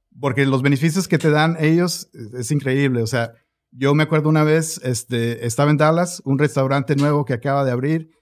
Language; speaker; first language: Spanish; early bilingual, heritage; Spanish